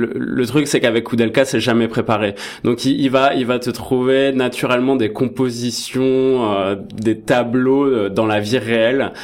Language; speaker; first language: French; native; French